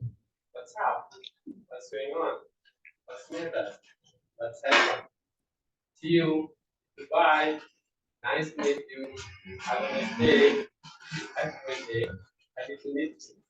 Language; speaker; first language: English; non-native, learner; Indonesian